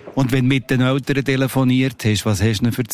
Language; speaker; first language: German; native; German